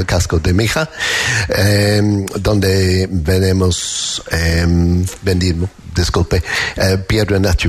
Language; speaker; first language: Spanish; non-native, fluent; English